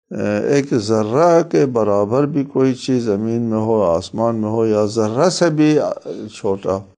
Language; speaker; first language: Urdu; non-native, local second language; Balti